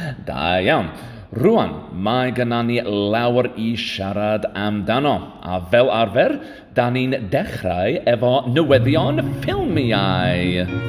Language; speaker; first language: Welsh; non-native, learner; English